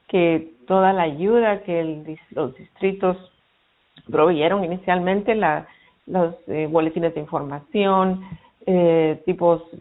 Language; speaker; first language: Spanish; native; Spanish